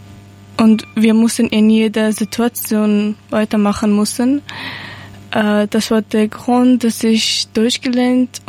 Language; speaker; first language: German; non-native, learner; Persian